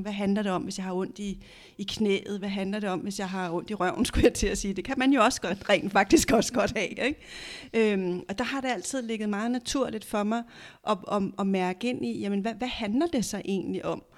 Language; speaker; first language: Danish; native; Danish